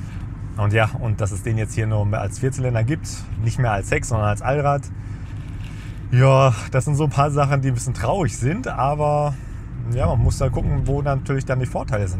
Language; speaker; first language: German; native; German